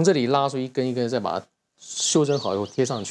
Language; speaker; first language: Chinese; native; Chinese